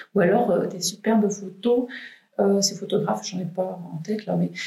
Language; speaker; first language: French; native; French